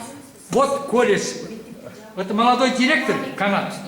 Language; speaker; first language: Russian; non-native, local second language; Kazakh